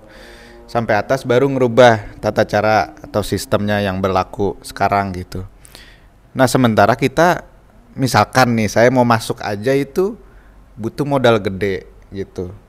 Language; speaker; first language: Indonesian; native; Indonesian